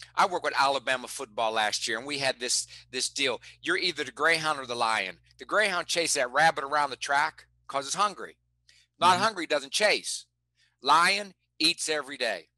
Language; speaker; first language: English; native; English